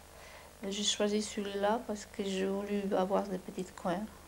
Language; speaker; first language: French; non-native, fluent; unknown